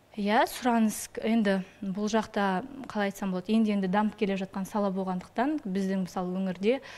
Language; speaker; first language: Kazakh; native; Kazakh